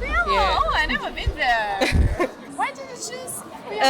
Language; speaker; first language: English; non-native, learner; Russian